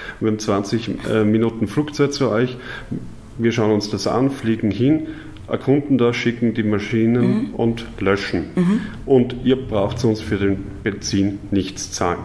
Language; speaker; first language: German; native; German